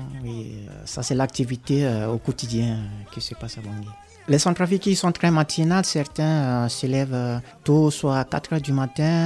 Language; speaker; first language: French; non-native, local second language; Sango